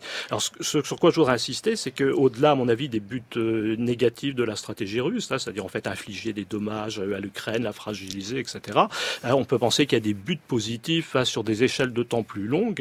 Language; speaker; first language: French; native; French